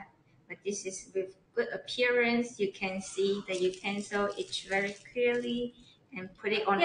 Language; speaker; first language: English; non-native, learner; Chinese